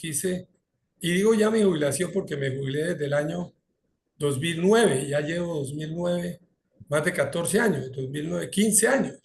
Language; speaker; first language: Spanish; native; Spanish